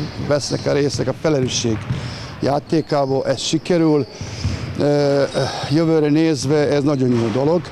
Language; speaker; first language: Hungarian; non-native, fluent; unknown